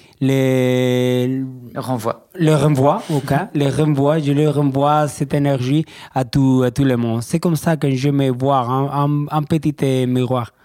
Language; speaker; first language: French; non-native, learner; Spanish